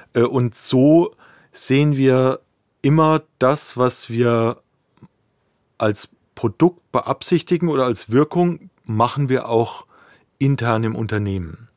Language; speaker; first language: German; native; German